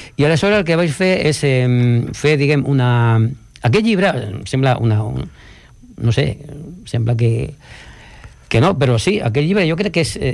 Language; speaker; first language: Catalan; non-native, local second language; Spanish